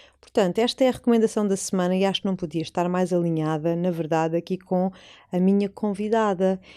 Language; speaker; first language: Portuguese; native; Portuguese